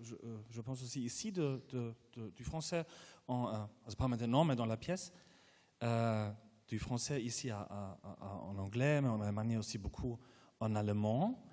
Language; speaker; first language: French; non-native, learner; German